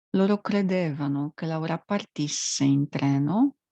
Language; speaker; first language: Italian; non-native, fluent; Polish